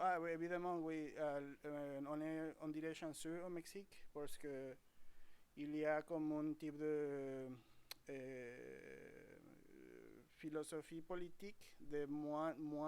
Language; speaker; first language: French; non-native, fluent; Spanish